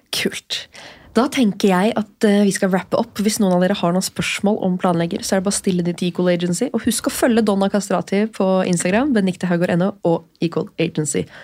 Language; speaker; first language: Norwegian; native; Norwegian